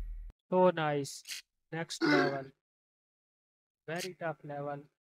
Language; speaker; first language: English; non-native, learner; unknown